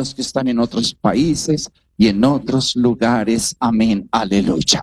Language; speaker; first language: Spanish; native; Spanish